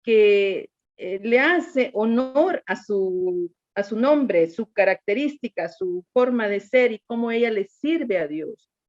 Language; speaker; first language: Spanish; native; Spanish